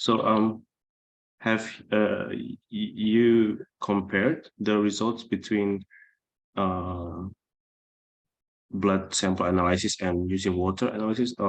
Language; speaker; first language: English; non-native, fluent; Indonesian